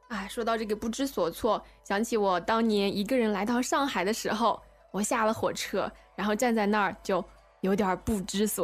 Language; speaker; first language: Chinese; native; Chinese